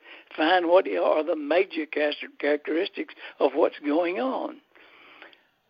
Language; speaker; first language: English; native; English